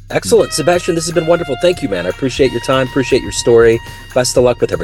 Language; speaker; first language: English; native; English